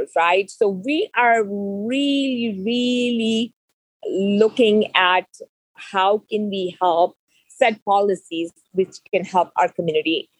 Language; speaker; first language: English; non-native, local second language; Urdu